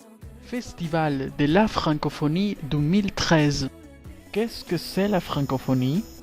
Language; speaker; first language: French; non-native, learner; Spanish